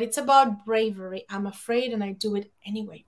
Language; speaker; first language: English; non-native, fluent; Spanish